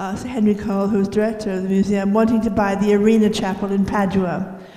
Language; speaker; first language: English; native; English